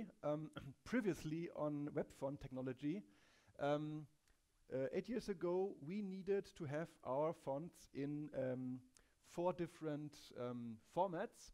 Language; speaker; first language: English; non-native, fluent; German